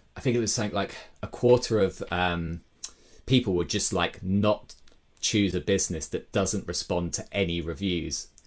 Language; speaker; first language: English; native; English